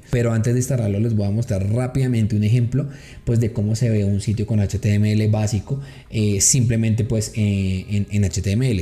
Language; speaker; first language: Spanish; native; Spanish